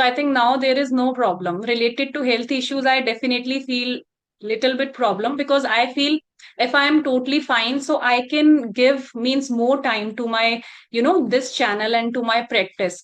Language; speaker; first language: English; non-native, local second language; Hindi